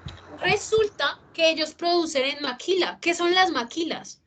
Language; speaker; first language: Spanish; native; Spanish